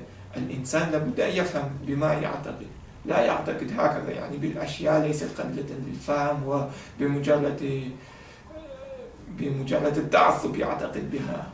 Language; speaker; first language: Arabic; non-native, fluent; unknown